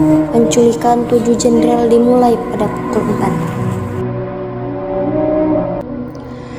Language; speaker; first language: Indonesian; native; Indonesian